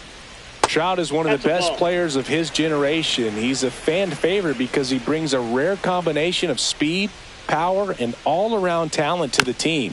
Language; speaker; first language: English; native; English